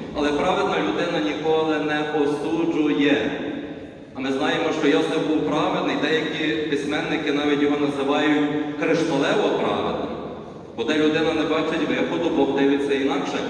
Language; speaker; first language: Ukrainian; native; Ukrainian